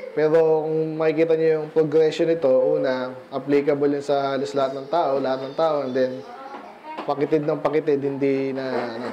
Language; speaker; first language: Filipino; native; Filipino